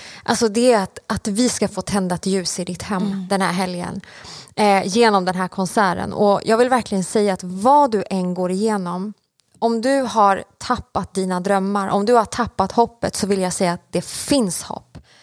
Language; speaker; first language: Swedish; native; Swedish